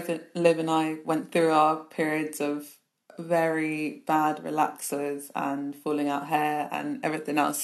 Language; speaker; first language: English; native; English